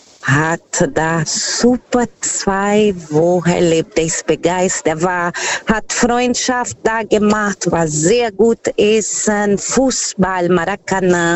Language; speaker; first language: German; non-native, learner; Portuguese